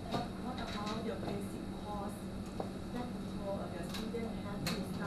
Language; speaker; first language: English; non-native, learner; Thai